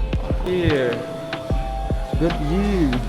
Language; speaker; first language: English; non-native, learner; Khmer